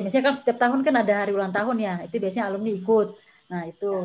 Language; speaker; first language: Indonesian; native; Indonesian